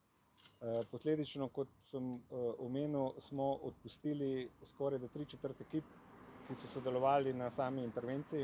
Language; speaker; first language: Slovenian; native; Slovenian